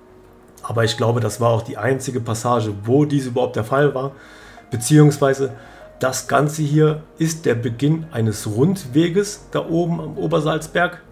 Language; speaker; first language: German; native; German